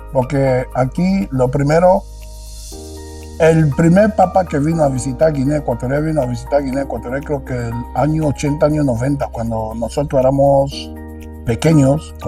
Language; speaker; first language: Spanish; non-native, local second language; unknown